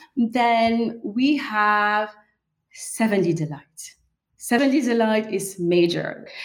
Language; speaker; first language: English; non-native, fluent; French